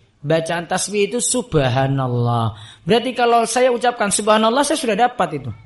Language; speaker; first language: Indonesian; native; Indonesian